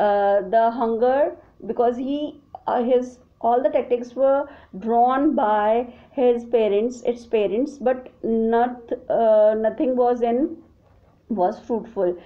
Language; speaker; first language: English; non-native, local second language; Hindi